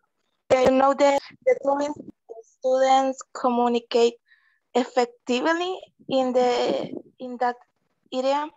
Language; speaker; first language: English; non-native, learner; Spanish